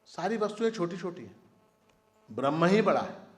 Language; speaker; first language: Hindi; non-native, local second language; Marathi